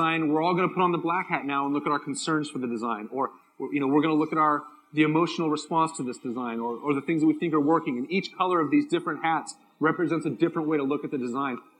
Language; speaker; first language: English; native; English